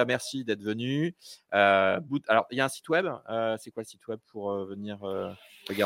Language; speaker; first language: French; native; French